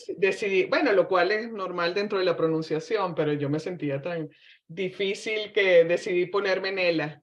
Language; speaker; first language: Spanish; native; Spanish